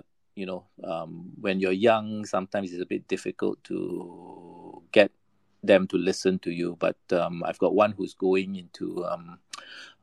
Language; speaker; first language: English; non-native, local second language; Malay